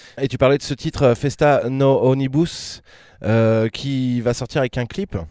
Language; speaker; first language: French; native; French